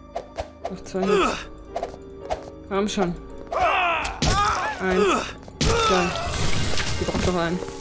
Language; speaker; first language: German; native; German